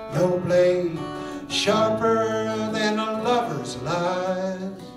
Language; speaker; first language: English; native; English